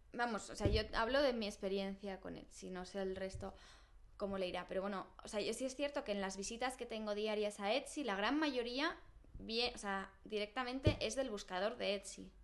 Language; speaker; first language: Spanish; native; Spanish